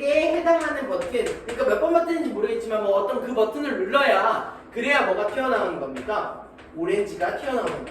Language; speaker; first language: Korean; native; Korean